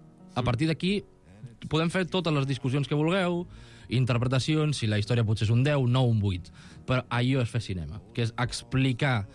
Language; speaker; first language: Catalan; native; Catalan